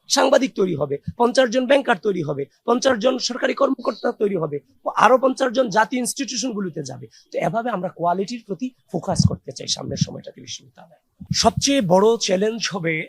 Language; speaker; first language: Bangla; native; Bangla